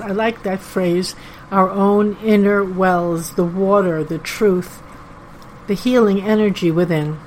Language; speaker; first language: English; native; English